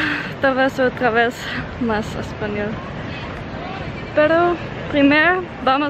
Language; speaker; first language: Spanish; non-native, learner; English